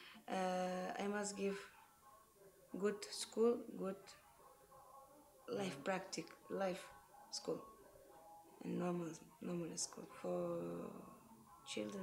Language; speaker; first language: English; non-native, learner; Uzbek